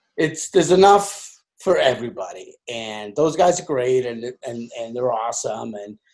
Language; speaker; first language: English; native; English